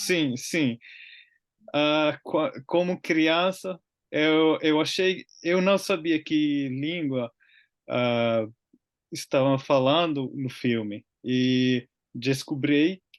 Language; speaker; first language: Portuguese; non-native, learner; Finnish